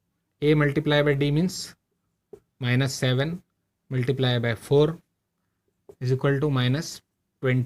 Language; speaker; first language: English; non-native, local second language; Hindi